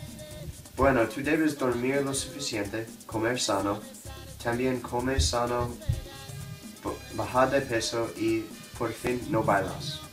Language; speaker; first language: Spanish; non-native, learner; English